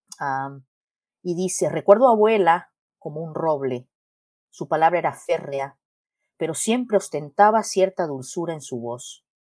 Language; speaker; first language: Spanish; native; Spanish